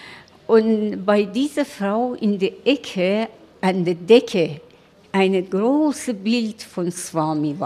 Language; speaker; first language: German; non-native, learner; Persian